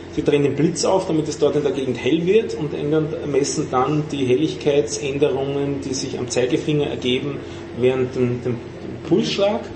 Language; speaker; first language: German; native; German